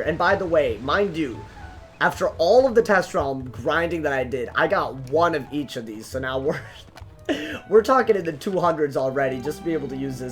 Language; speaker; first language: English; native; English